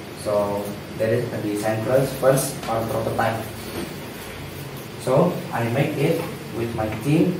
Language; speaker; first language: English; non-native, learner; Indonesian